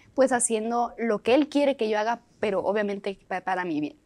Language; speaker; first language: Spanish; native; Spanish